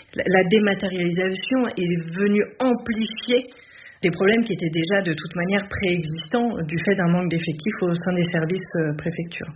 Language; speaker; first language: French; native; French